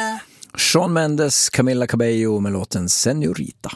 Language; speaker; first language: Swedish; native; Swedish